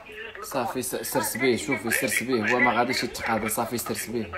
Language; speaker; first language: Arabic; native; Arabic